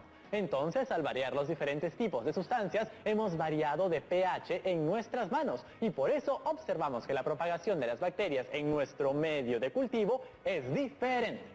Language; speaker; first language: Spanish; native; Spanish